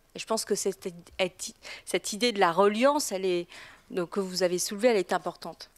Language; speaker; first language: French; native; French